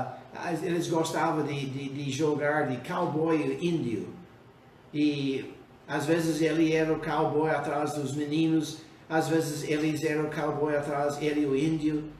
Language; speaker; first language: Portuguese; non-native, fluent; English